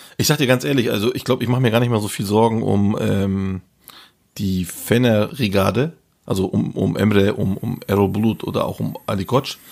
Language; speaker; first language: German; early bilingual, other home language; Turkish